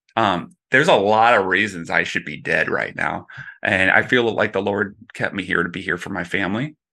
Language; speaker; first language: English; native; English